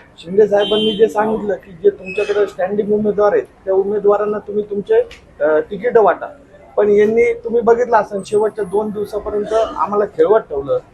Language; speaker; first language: Marathi; native; Marathi